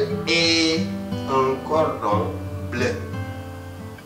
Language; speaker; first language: French; non-native, fluent; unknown